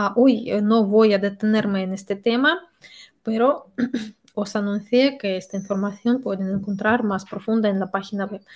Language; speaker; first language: Spanish; non-native, fluent; Russian